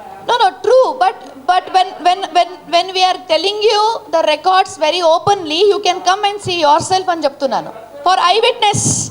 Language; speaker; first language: English; non-native, local second language; Telugu